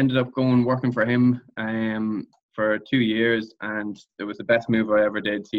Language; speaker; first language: English; native; English